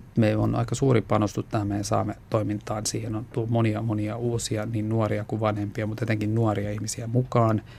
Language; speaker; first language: Finnish; non-native, local second language; Swedish